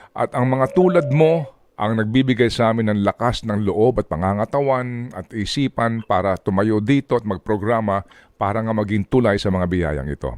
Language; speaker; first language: Filipino; native; Filipino